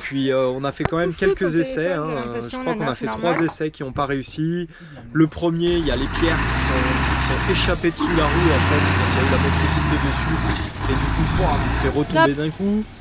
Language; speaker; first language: French; native; French